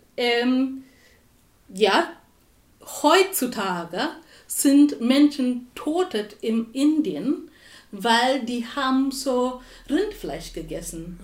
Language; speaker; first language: German; non-native, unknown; Tamil